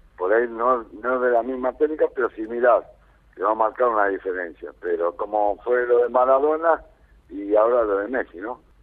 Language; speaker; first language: Spanish; native; Spanish